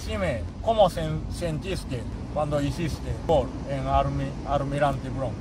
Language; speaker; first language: Spanish; non-native, fluent; Japanese